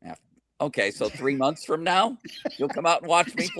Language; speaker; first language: English; native; English